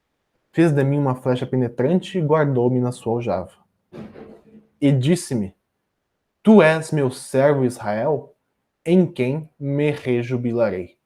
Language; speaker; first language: Portuguese; native; Portuguese